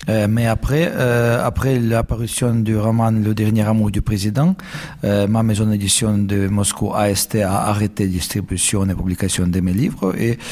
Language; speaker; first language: French; non-native, fluent; Russian